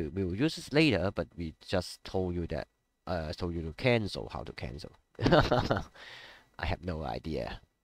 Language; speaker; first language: English; non-native, local second language; Cantonese